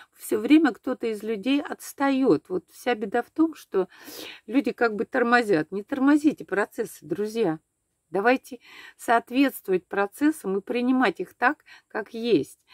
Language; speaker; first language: Russian; native; Russian